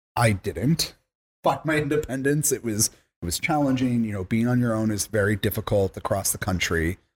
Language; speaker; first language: English; native; English